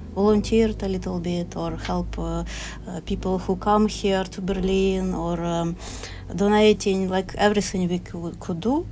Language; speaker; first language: English; non-native, fluent; Ukrainian